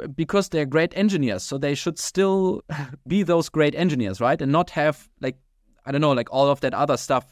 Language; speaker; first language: English; non-native, fluent; German